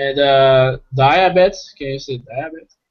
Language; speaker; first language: English; non-native, fluent; Portuguese